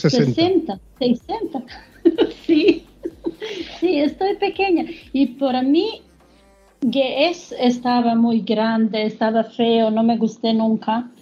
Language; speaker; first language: Spanish; non-native, learner; German